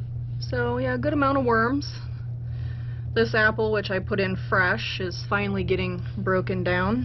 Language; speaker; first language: English; native; English